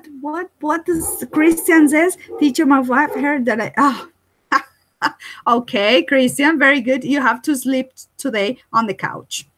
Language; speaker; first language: English; non-native, fluent; Spanish